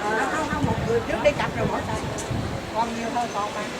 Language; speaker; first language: Vietnamese; native; Vietnamese